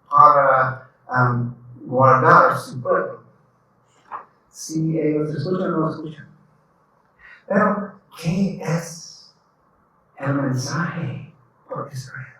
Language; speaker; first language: Spanish; non-native, learner; English